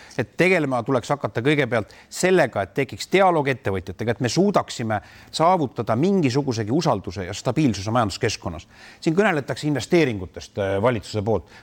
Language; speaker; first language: Estonian; native; Estonian